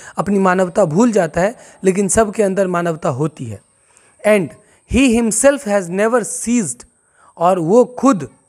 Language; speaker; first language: Hindi; non-native, local second language; Maithili